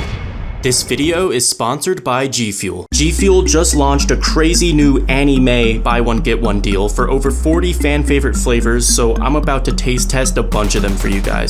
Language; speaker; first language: English; native; English